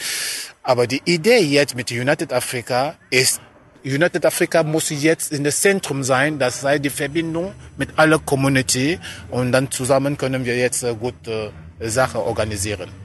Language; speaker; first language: German; non-native, fluent; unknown